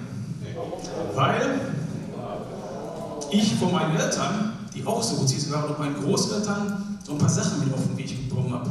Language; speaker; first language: German; native; German